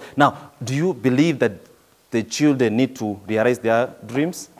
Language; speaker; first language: English; non-native, local second language; Swahili